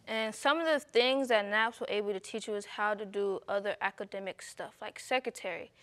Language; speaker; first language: English; native; English